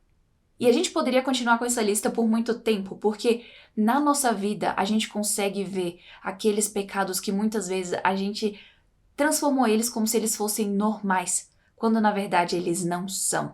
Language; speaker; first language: Portuguese; native; Portuguese